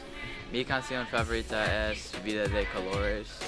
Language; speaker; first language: Spanish; non-native, learner; English